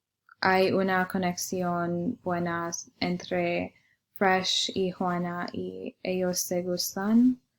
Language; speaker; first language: Spanish; non-native, learner; English